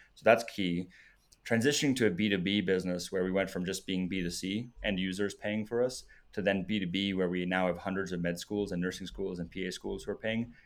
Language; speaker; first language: English; native; English